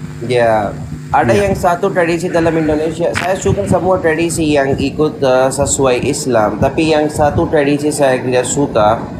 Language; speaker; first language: Indonesian; non-native, learner; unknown